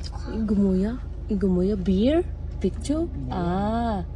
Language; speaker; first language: Korean; non-native, learner; Filipino